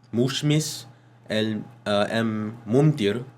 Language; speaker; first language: Arabic; non-native, learner; English